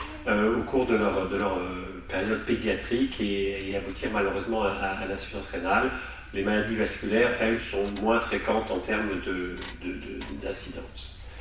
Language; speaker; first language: French; native; French